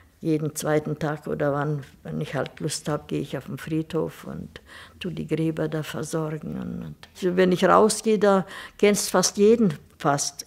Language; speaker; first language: German; early bilingual, heritage; German